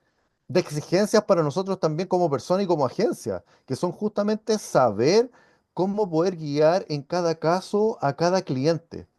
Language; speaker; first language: Spanish; native; Spanish